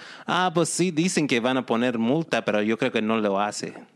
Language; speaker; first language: Spanish; non-native, learner; English